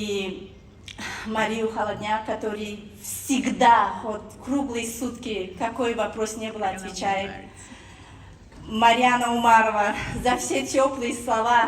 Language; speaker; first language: Russian; non-native, fluent; Tajik